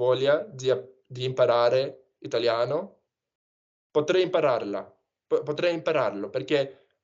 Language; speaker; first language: Italian; non-native, fluent; English